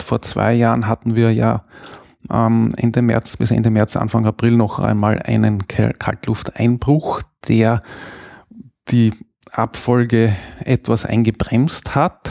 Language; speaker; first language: German; native; German